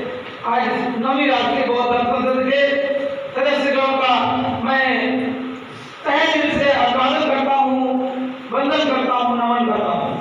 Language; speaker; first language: Hindi; native; Hindi